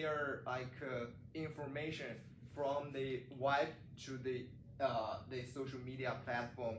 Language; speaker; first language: English; non-native, learner; Chinese